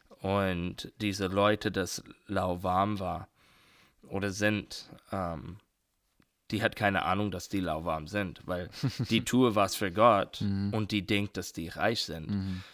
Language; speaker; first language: German; non-native, learner; English